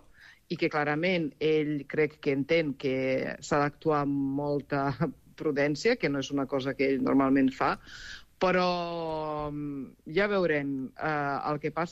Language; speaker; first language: Catalan; non-native, fluent; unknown